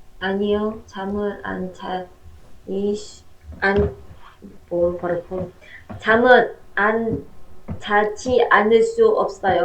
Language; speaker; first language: Korean; non-native, learner; Vietnamese